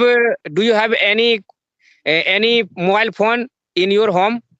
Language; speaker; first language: English; non-native, learner; Hindi